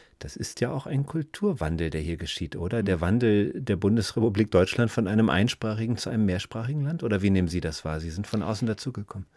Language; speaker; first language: German; native; German